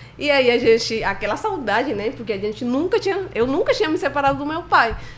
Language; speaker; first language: Portuguese; non-native, fluent; Spanish